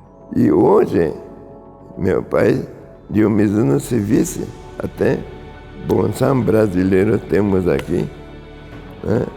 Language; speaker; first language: Portuguese; early bilingual, other home language; Japanese